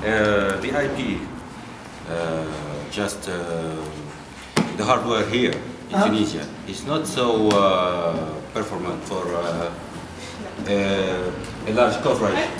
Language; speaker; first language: English; non-native, fluent; Arabic